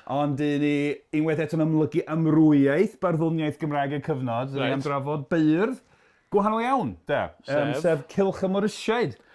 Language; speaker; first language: Welsh; native; Welsh